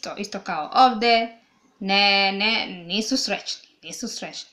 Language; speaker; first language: Serbian; non-native, learner; Swahili